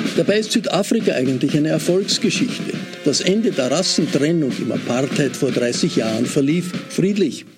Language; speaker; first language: German; native; German